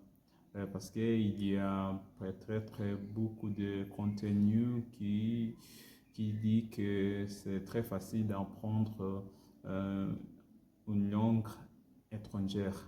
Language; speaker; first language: French; non-native, learner; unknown